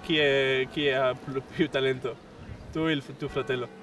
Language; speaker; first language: Italian; non-native, learner; Dutch